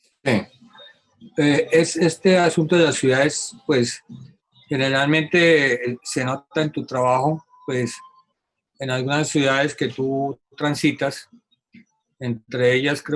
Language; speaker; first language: Spanish; native; Spanish